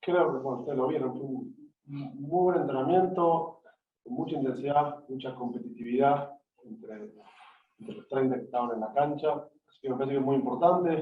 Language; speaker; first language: Spanish; native; Spanish